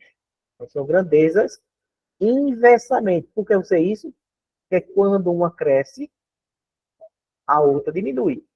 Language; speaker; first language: Portuguese; native; Portuguese